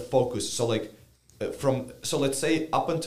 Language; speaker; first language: English; non-native, fluent; Ukrainian